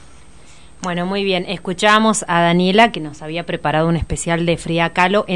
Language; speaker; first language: Spanish; native; Spanish